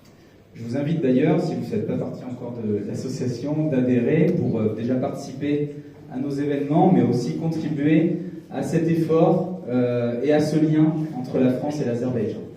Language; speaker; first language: French; native; French